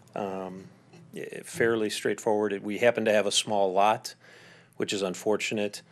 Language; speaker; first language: English; native; English